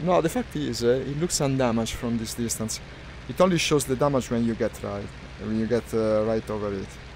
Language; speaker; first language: English; non-native, fluent; Italian